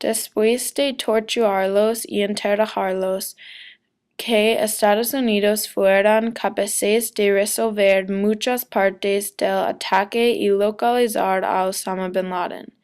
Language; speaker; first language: Spanish; non-native, learner; English